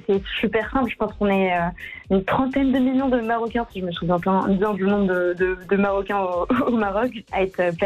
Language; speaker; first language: French; non-native, local second language; Arabic